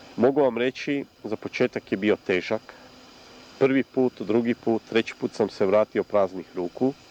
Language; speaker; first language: Serbian; non-native, local second language; Hungarian